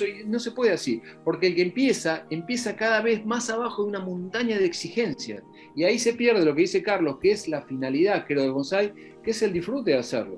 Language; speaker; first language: Spanish; native; Spanish